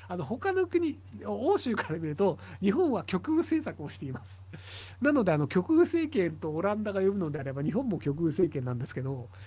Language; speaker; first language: Japanese; native; Japanese